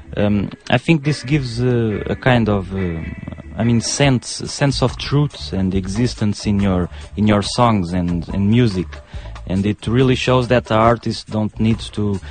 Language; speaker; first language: English; non-native, fluent; Portuguese